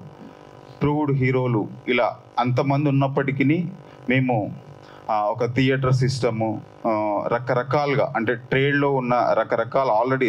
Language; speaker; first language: Telugu; native; Telugu